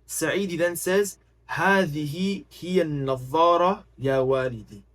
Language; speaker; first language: Arabic; non-native, fluent; English